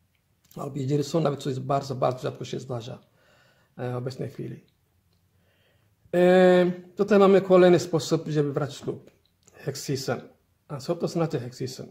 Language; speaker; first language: Polish; non-native, fluent; Somali